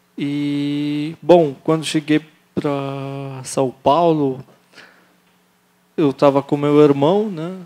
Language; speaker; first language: Portuguese; non-native, learner; Arabic